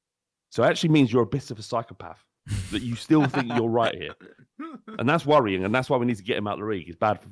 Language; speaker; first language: English; native; English